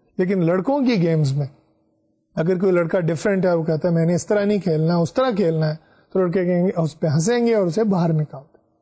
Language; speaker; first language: Urdu; non-native, local second language; Punjabi